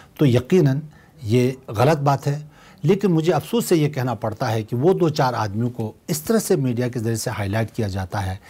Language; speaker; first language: Urdu; non-native, local second language; Shina